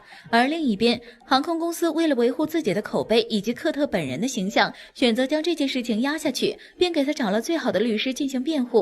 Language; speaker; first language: Chinese; native; Chinese